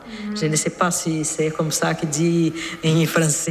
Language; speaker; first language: French; non-native, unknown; Portuguese